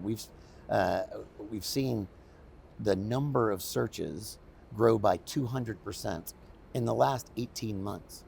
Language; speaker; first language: English; native; English